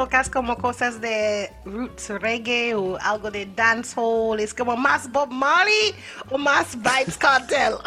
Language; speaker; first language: Spanish; non-native, fluent; English